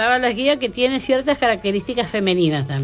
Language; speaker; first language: Spanish; native; Spanish